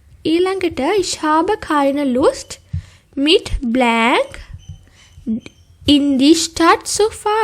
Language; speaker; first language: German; non-native, fluent; Sinhala